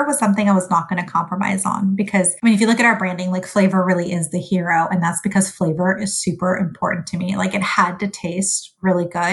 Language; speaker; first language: English; early bilingual, other home language; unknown